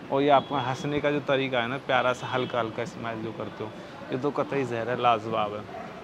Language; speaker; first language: Hindi; native; Hindi